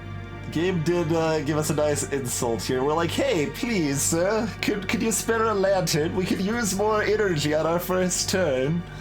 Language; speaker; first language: English; native; English